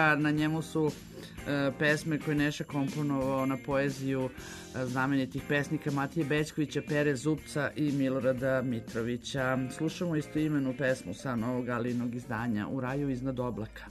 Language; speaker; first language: Serbian; native; Serbian